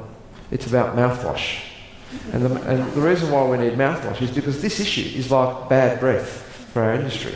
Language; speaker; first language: English; native; English